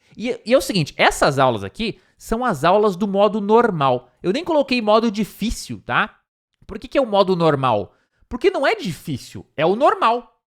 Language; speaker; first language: Portuguese; native; Portuguese